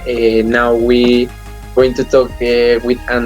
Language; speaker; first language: English; non-native, learner; Spanish